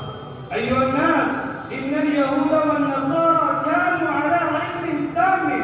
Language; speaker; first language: Arabic; non-native, learner; Urdu